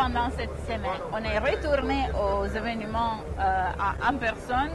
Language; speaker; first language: French; non-native, fluent; Italian